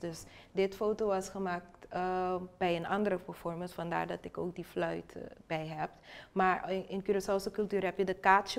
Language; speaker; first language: Dutch; non-native, local second language; Papiamento